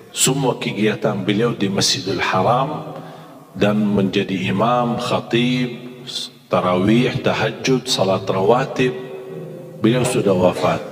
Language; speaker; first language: Malay; non-native, fluent; Arabic